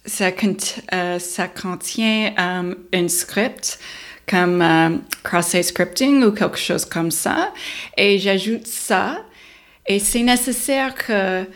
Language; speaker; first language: French; non-native, learner; English